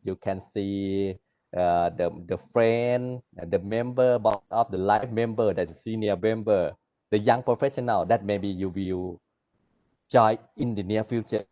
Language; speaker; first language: English; non-native, learner; Thai